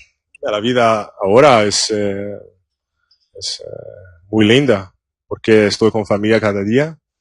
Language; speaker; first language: Spanish; non-native, learner; English